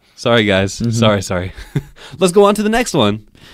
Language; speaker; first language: English; native; English